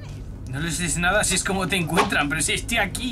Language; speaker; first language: Spanish; native; Spanish